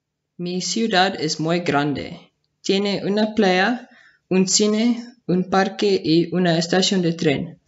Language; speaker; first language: Spanish; non-native, learner; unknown